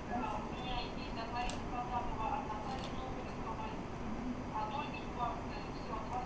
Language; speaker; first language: Russian; native; Russian